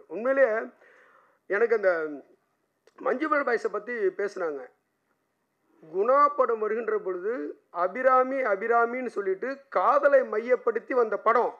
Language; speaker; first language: Tamil; native; Tamil